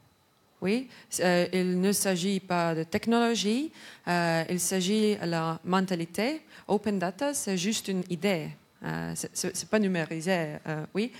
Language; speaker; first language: French; non-native, learner; Estonian